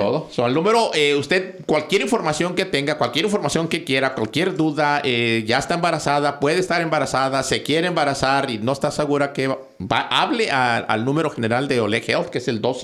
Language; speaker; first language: Spanish; native; Spanish